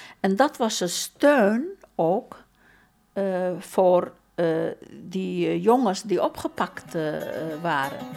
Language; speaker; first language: Dutch; non-native, fluent; Turkish